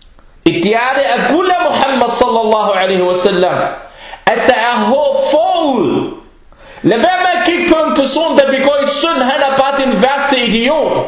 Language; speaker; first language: Danish; non-native, local second language; Arabic